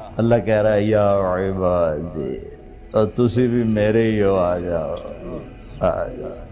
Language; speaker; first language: Urdu; non-native, local second language; Punjabi